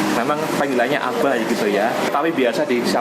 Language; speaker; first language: Indonesian; native; Indonesian